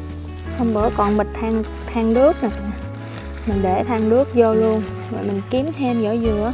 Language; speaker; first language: Vietnamese; native; Vietnamese